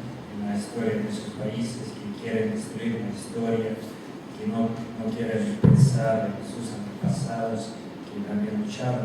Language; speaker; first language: Spanish; non-native, fluent; Russian